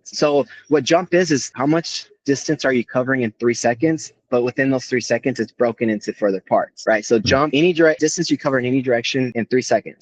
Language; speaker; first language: English; native; English